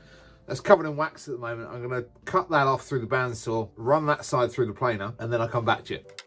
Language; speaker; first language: English; native; English